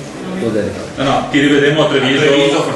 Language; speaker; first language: Italian; native; Italian